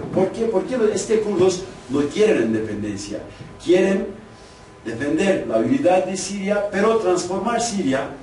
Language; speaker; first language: Spanish; non-native, fluent; Kurdish